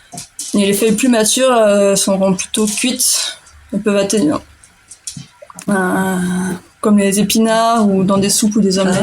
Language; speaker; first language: French; native; French